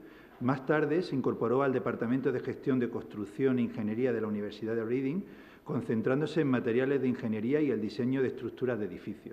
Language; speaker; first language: Spanish; native; Spanish